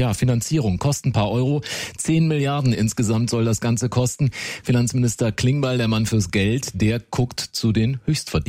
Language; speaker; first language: German; native; German